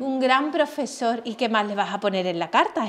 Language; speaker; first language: Spanish; native; Spanish